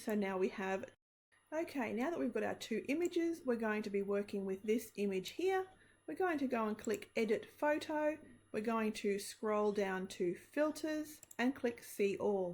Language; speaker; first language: English; native; English